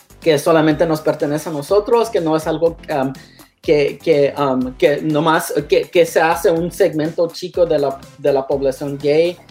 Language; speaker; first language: Spanish; non-native, learner; English